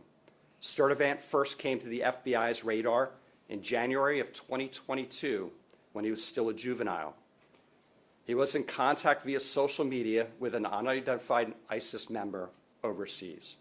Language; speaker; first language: English; native; English